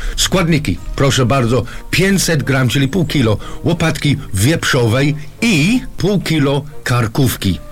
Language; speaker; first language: Polish; non-native, fluent; English